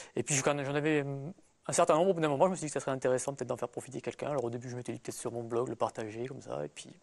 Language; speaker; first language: French; native; French